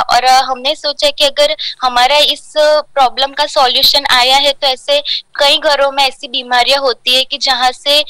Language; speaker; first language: Hindi; non-native, local second language; Gujarati